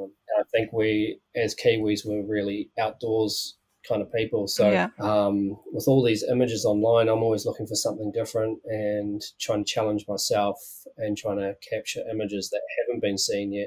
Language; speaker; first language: English; native; English